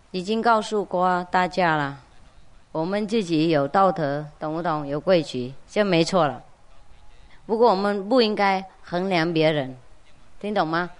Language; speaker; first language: Chinese; non-native, fluent; Vietnamese